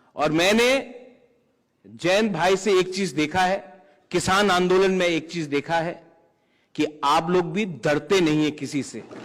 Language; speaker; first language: Hindi; non-native, local second language; Kok Borok